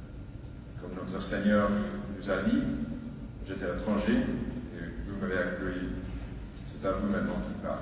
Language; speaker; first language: French; non-native, fluent; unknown